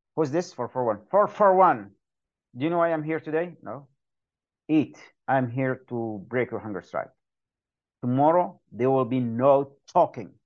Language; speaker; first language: English; non-native, fluent; Arabic